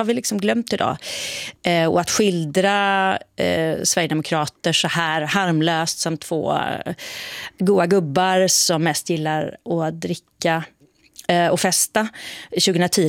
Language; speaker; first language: Swedish; native; Swedish